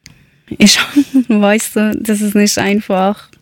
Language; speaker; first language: German; non-native, learner; Persian